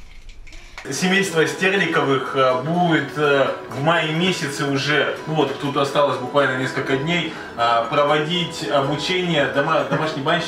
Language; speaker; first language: Russian; native; Russian